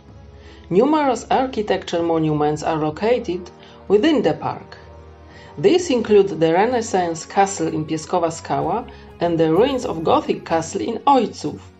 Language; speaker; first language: English; non-native, fluent; Polish